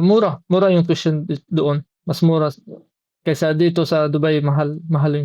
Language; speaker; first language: Filipino; non-native, fluent; Arabic